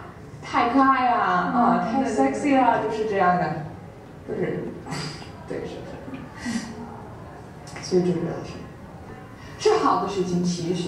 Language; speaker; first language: Chinese; non-native, learner; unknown